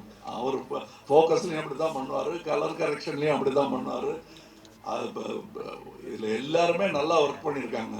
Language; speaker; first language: Tamil; native; Tamil